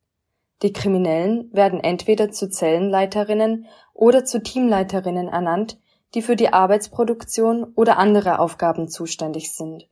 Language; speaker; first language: German; native; German